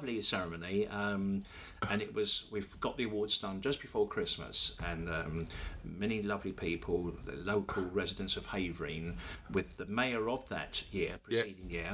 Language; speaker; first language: English; native; English